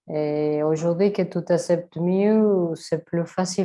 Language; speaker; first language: French; non-native, learner; Spanish